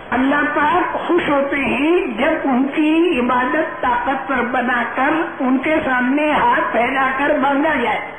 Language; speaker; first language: Urdu; non-native, local second language; Gujarati